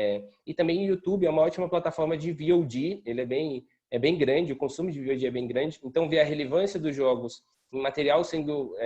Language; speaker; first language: Portuguese; native; Portuguese